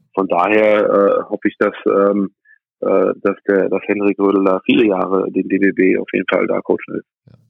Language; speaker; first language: German; early bilingual, other home language; English